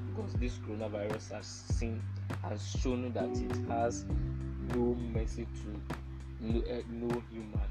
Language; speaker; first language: English; non-native, local second language; Akan